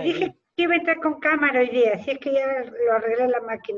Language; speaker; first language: Spanish; native; Spanish